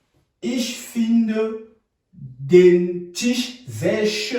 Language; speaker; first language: German; non-native, fluent; French